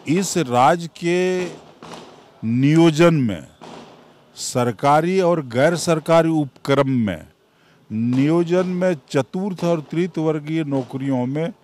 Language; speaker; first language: Hindi; native; Hindi